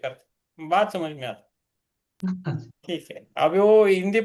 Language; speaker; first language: Hindi; native; Hindi